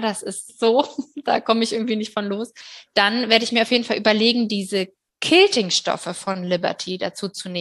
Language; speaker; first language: German; native; German